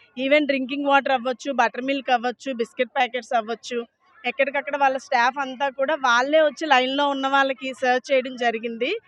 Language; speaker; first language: Telugu; native; Telugu